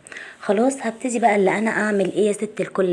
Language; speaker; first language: Arabic; native; Arabic